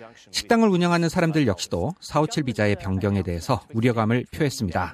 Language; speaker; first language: Korean; native; Korean